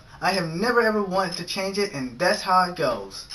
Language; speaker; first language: English; native; English